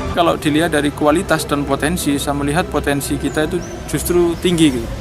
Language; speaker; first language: Indonesian; non-native, local second language; Javanese